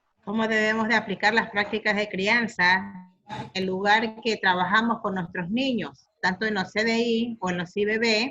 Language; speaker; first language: Spanish; native; Spanish